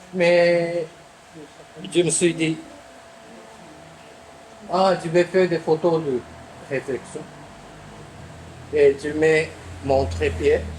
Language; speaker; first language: French; non-native, fluent; Japanese